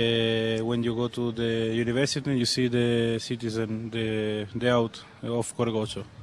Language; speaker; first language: English; non-native, learner; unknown